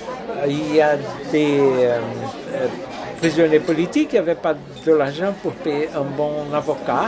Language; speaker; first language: French; non-native, fluent; Portuguese